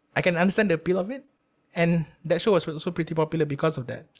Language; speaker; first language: English; non-native, local second language; Malay